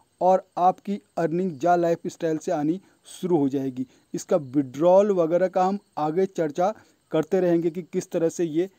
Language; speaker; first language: Hindi; native; Hindi